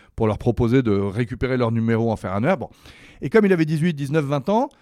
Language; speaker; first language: French; native; French